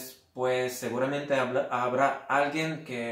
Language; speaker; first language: Spanish; non-native, fluent; Lithuanian